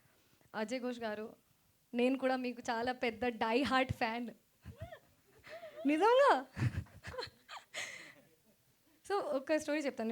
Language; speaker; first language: Telugu; non-native, local second language; Hindi